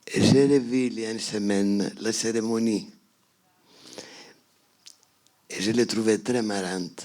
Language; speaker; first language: French; non-native, fluent; Greek